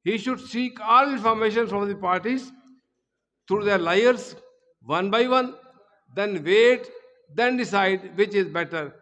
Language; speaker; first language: English; non-native, local second language; Urdu